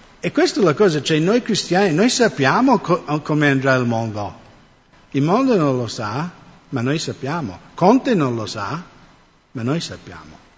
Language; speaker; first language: Italian; non-native, fluent; English